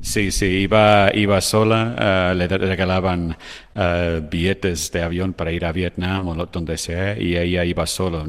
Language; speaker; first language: Spanish; non-native, fluent; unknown